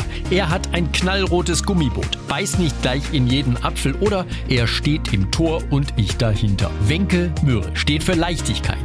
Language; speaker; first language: German; native; German